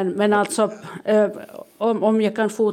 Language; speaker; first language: Swedish; non-native, local second language; Finnish